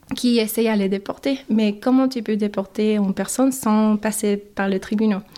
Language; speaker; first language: French; non-native, fluent; English